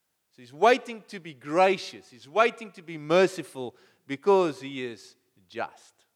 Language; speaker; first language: English; non-native, local second language; Afrikaans